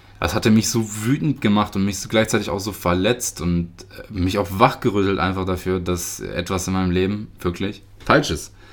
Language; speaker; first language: German; early bilingual, other home language; Russian